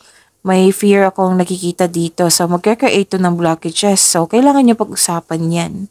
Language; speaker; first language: Filipino; native; Filipino